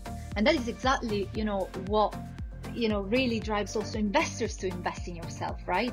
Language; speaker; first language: English; non-native, fluent; Italian